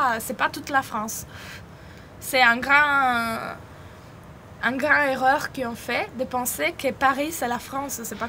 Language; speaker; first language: French; non-native, fluent; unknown